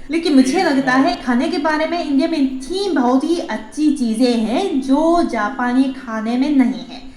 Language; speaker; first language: Hindi; non-native, fluent; Japanese